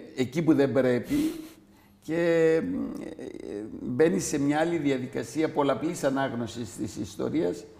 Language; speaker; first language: Greek; non-native, local second language; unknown